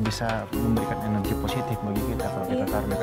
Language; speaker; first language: Indonesian; native; Indonesian